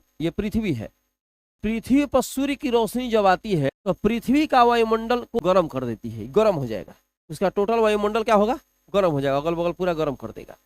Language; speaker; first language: Hindi; native; Hindi